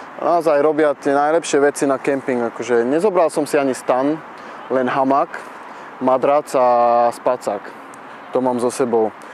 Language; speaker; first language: Slovak; early bilingual, heritage; Slovak